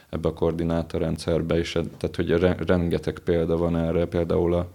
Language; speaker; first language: Hungarian; native; Hungarian